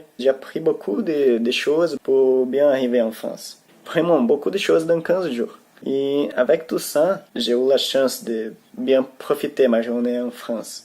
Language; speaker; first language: French; non-native, learner; Portuguese